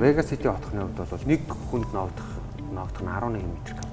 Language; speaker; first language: Mongolian; native; Mongolian